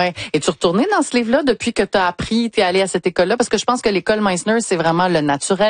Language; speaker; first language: French; native; French